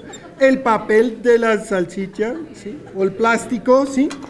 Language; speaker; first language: Spanish; non-native, fluent; Dutch